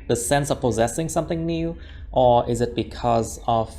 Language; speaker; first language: English; non-native, fluent; Vietnamese